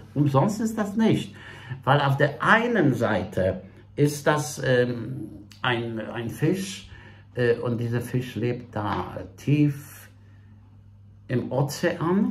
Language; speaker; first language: German; non-native, fluent; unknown